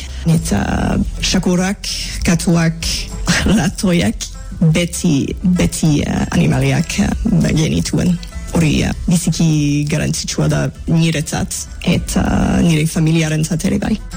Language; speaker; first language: Basque; non-native, fluent; English